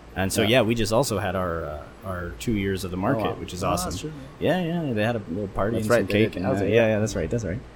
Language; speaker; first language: English; native; English